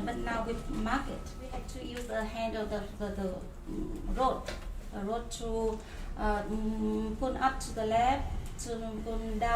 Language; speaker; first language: English; non-native, learner; Vietnamese